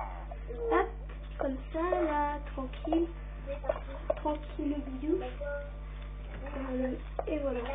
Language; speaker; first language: French; native; French